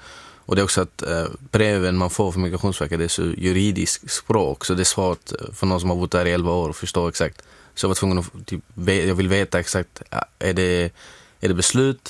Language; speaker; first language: Swedish; non-native, fluent; Arabic